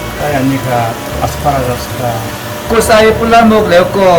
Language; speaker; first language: Thai; non-native, learner; Korean